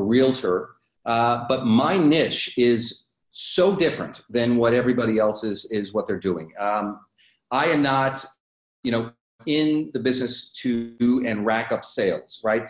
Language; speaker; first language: English; native; English